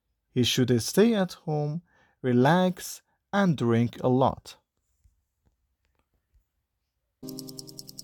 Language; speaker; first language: English; non-native, fluent; Persian